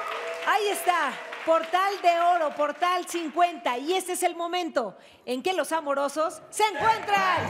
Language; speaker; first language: Spanish; native; Spanish